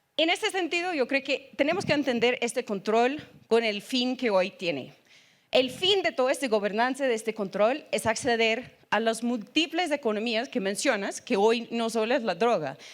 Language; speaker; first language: Spanish; non-native, fluent; English